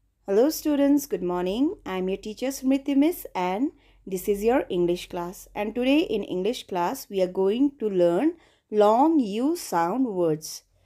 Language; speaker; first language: English; non-native, local second language; Hindi